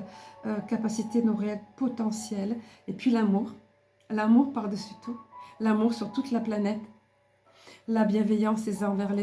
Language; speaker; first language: French; native; French